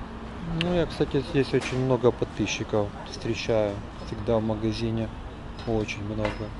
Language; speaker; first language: Russian; native; Russian